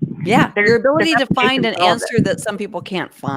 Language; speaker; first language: English; native; English